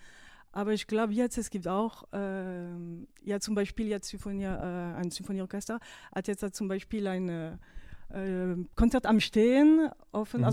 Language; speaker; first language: German; non-native, fluent; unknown